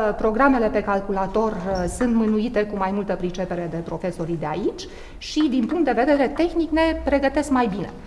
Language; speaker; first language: Romanian; native; Romanian